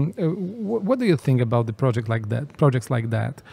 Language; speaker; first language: English; non-native, fluent; Polish